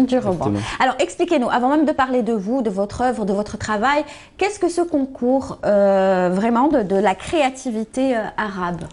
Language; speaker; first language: French; non-native, local second language; Arabic